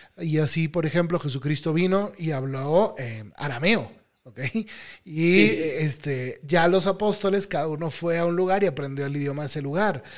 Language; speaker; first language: Spanish; native; Spanish